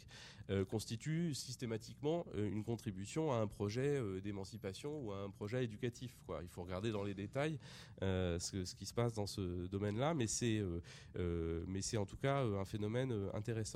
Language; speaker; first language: French; native; French